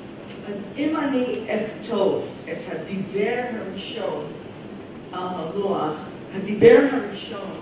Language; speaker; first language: Hebrew; non-native, fluent; English